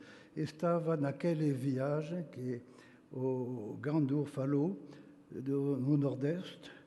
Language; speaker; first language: Portuguese; non-native, fluent; French